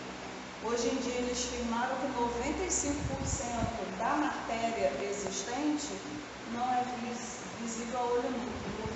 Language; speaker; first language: Portuguese; native; Portuguese